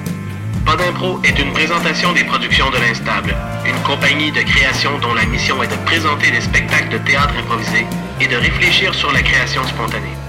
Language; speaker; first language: French; native; French